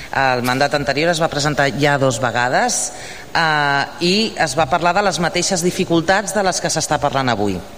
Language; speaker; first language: Catalan; non-native, local second language; Spanish